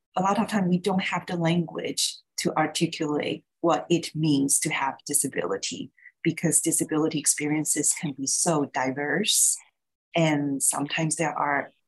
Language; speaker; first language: English; early bilingual, other home language; Thai